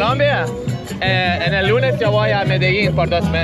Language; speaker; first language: Spanish; non-native, learner; Lithuanian